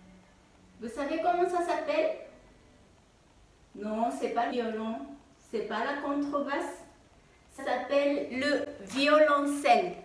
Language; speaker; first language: French; non-native, fluent; Japanese